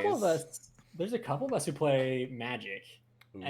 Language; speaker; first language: English; native; English